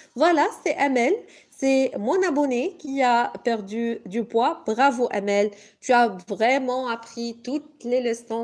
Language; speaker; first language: French; non-native, local second language; Arabic